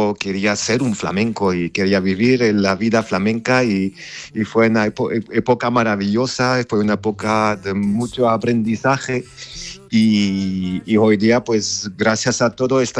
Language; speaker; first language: Spanish; non-native, fluent; Armenian